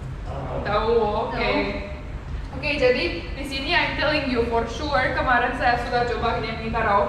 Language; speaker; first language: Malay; non-native, fluent; English